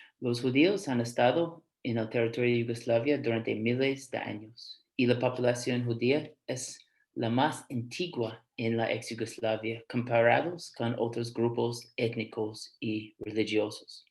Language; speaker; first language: Spanish; non-native, fluent; English